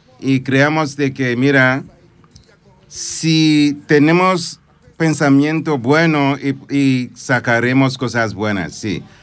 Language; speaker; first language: Spanish; non-native, fluent; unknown